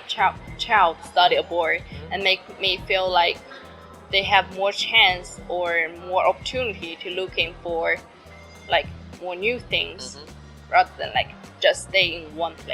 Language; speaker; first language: English; non-native, learner; Chinese